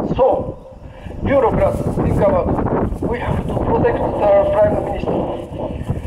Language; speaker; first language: English; non-native, learner; Japanese